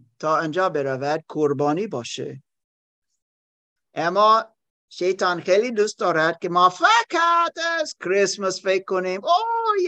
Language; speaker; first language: Persian; non-native, learner; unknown